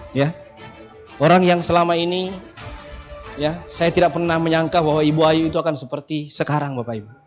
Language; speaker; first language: Indonesian; non-native, local second language; Buginese